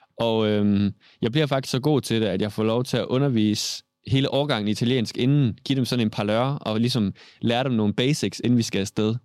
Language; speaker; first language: Danish; native; Danish